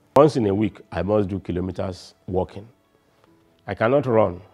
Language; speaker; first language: English; non-native, local second language; Yoruba